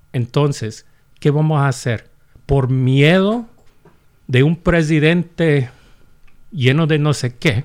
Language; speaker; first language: Spanish; non-native, fluent; English